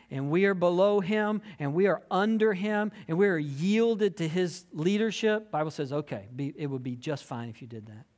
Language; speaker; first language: English; native; English